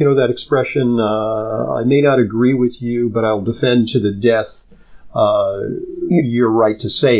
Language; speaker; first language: English; native; English